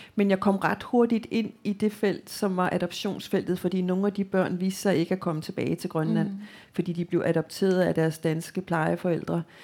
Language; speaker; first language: Danish; native; Danish